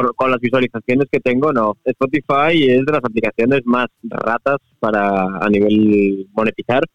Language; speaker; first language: Spanish; native; Spanish